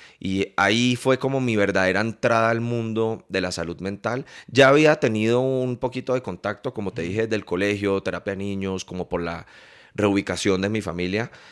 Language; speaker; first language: Spanish; early bilingual, heritage; English